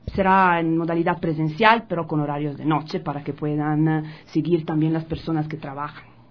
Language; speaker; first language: Spanish; non-native, fluent; Italian